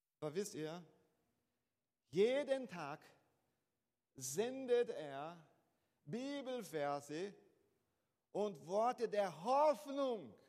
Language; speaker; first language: German; non-native, fluent; Portuguese